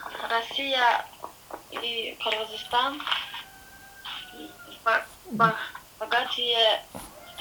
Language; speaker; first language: Russian; non-native, learner; Kyrgyz